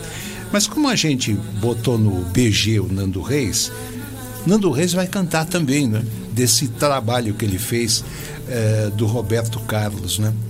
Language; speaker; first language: Portuguese; native; Portuguese